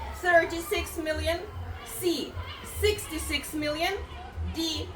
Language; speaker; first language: English; non-native, fluent; Ukrainian